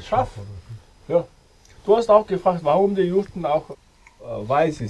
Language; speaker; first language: German; non-native, learner; Mongolian